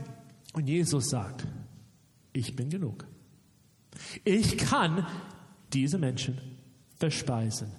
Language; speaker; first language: German; non-native, fluent; English